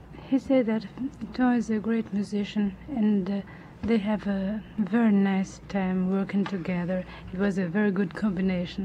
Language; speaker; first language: English; non-native, fluent; Portuguese